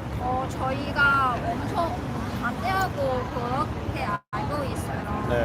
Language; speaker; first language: Korean; non-native, learner; Cantonese